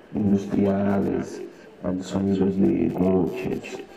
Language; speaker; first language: Spanish; non-native, learner; Portuguese